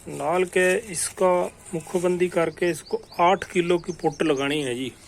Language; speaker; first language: Urdu; non-native, local second language; Punjabi